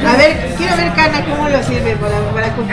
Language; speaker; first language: Spanish; native; Spanish